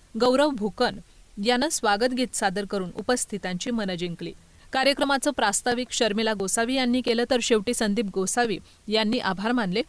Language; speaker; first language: Marathi; native; Marathi